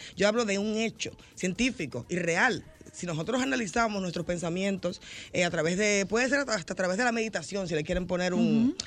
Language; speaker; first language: Spanish; native; Spanish